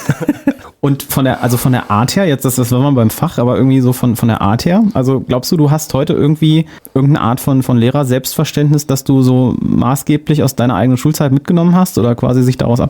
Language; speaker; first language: German; native; German